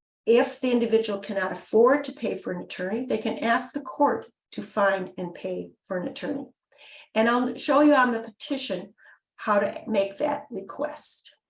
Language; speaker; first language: English; native; English